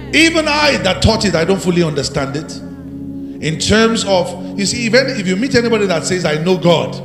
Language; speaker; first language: English; non-native, local second language; Yoruba